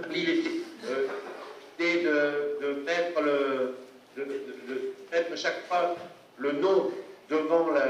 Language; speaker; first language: French; native; French